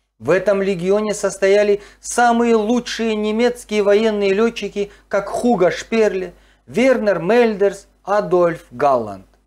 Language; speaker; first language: Russian; non-native, local second language; Kazakh